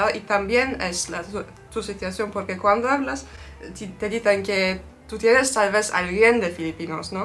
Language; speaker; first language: Spanish; non-native, fluent; Turkish